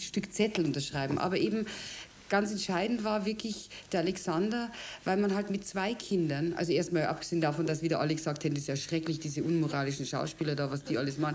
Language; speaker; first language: German; native; German